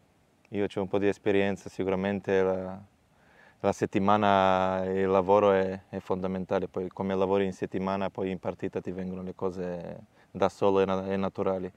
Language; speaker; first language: Italian; non-native, fluent; Macedonian